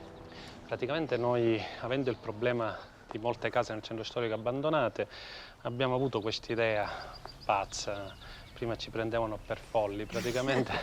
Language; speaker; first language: Italian; native; Italian